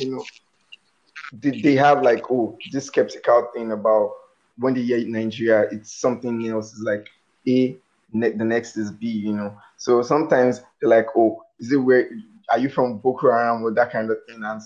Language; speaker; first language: English; non-native, local second language; Yoruba